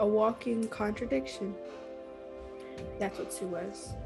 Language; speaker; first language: English; native; English